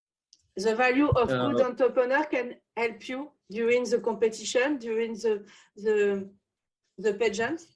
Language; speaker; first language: English; non-native, learner; French